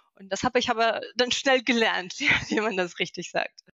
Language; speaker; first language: German; non-native, fluent; Russian